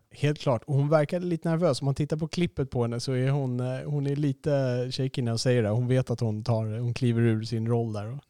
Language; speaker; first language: Swedish; native; Swedish